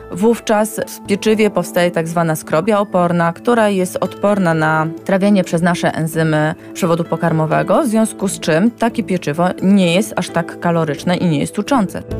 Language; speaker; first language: Polish; native; Polish